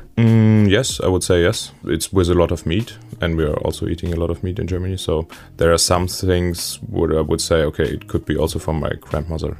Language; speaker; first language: English; non-native, fluent; German